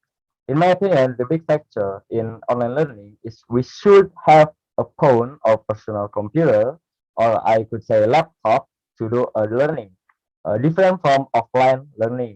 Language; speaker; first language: English; non-native, learner; Indonesian